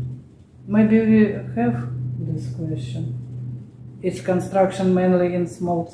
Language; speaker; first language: English; non-native, learner; Russian